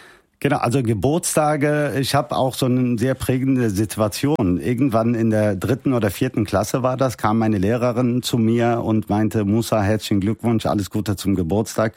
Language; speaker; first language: German; early bilingual, heritage; Turkish